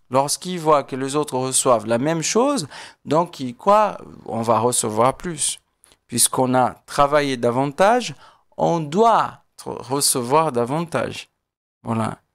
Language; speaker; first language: French; non-native, fluent; Portuguese